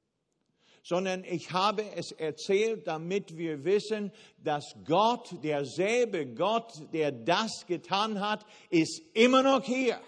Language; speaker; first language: German; non-native, fluent; English